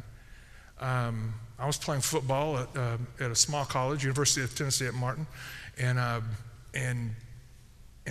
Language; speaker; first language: English; native; English